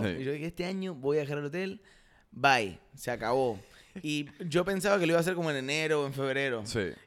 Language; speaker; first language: Spanish; native; Spanish